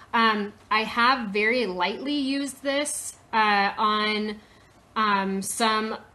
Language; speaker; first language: English; native; English